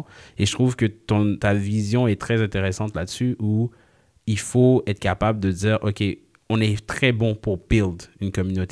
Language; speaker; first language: French; native; French